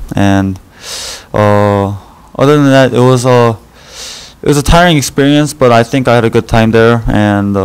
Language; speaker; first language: English; non-native, learner; Korean